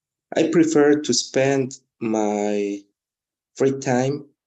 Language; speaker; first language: English; non-native, learner; Spanish